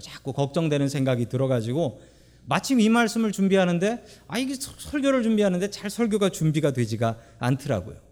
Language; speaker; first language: Korean; native; Korean